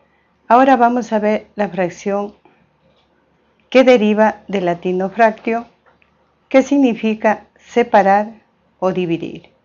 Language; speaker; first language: Spanish; native; Spanish